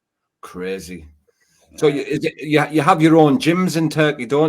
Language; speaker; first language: English; native; English